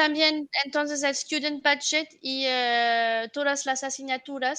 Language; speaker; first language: Spanish; non-native, fluent; French